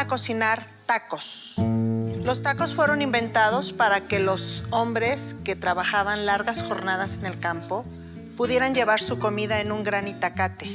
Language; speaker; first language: Spanish; native; Spanish